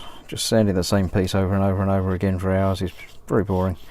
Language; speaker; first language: English; native; English